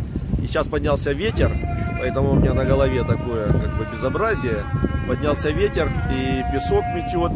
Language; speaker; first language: Russian; native; Russian